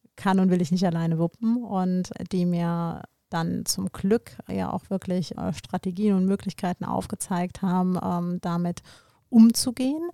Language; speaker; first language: German; native; German